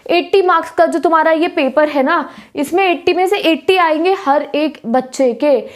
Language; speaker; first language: Hindi; native; Hindi